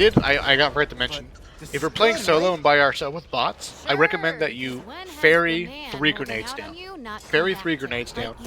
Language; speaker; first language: English; native; English